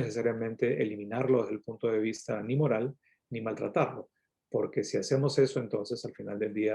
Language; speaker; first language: Spanish; native; Spanish